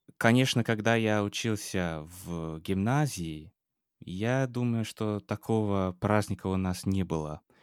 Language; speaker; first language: Russian; non-native, fluent; English